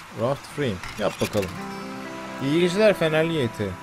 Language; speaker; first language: Turkish; native; Turkish